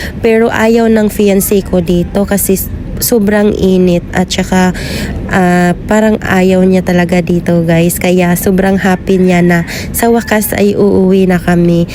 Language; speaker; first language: Filipino; non-native, local second language; Cebuano